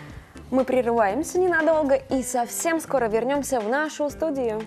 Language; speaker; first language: Russian; native; Russian